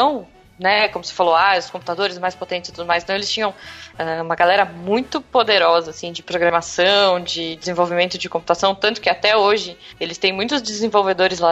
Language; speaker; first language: Portuguese; native; Portuguese